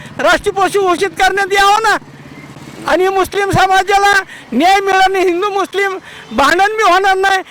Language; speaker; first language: Marathi; non-native, local second language; Hindi